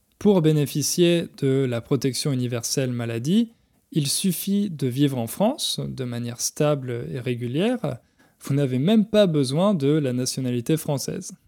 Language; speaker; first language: French; native; French